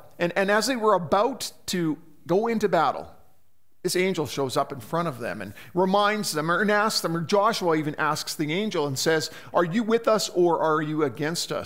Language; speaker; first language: English; native; English